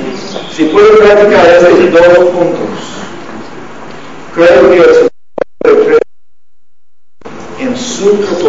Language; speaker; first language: Spanish; non-native, learner; English